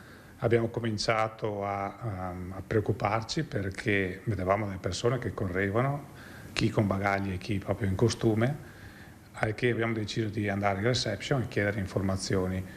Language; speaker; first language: Italian; native; Italian